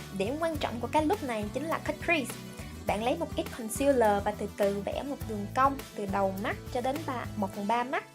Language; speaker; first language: Vietnamese; early bilingual, heritage; Vietnamese